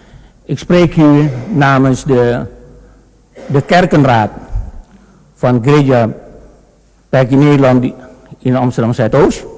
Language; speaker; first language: Dutch; non-native, fluent; Indonesian